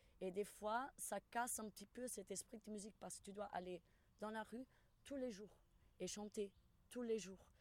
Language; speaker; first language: French; non-native, fluent; Portuguese